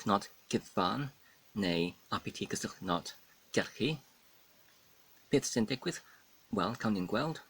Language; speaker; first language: Welsh; non-native, learner; Polish